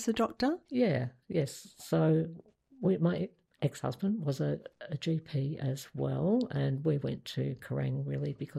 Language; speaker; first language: English; native; English